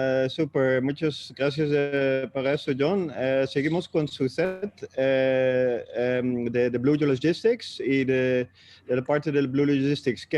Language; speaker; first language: Spanish; non-native, fluent; Dutch